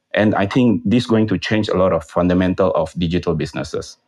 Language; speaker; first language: English; non-native, fluent; Indonesian